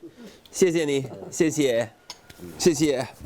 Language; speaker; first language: Chinese; non-native, fluent; English